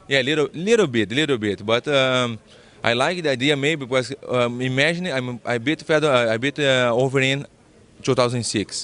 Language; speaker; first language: English; non-native, learner; Portuguese